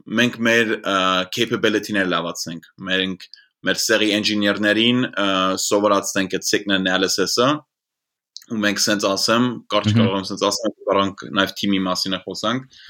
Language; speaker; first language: Armenian; early bilingual, heritage; Armenian